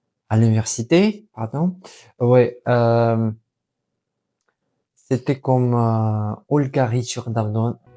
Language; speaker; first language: French; non-native, fluent; Russian